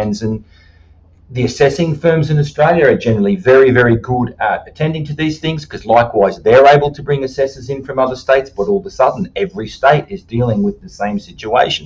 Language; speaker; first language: English; native; English